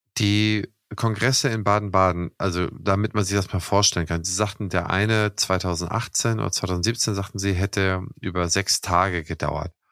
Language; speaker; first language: German; native; German